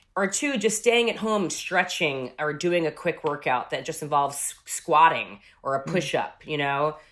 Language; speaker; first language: English; native; English